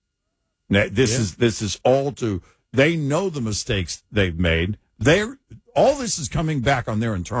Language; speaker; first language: English; native; English